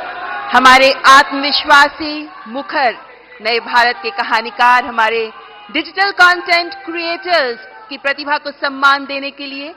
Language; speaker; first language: Hindi; native; Hindi